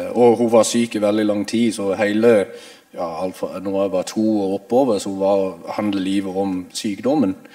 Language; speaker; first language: Norwegian; non-native, fluent; English